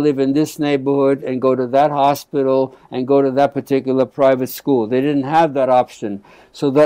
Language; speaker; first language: English; early bilingual, other home language; Spanish